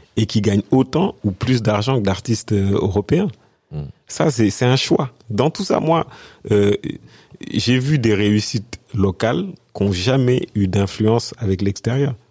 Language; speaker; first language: French; early bilingual, other home language; Wolof